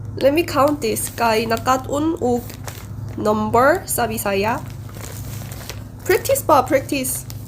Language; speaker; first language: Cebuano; non-native, learner; Korean